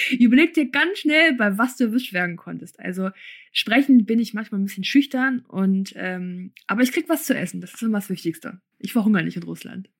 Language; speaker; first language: German; early bilingual, other home language; Russian